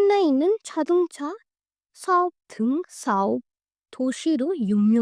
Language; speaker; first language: Korean; non-native, fluent; Hindi